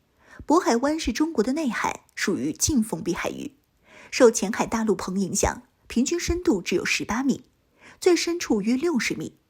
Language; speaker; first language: Chinese; native; Chinese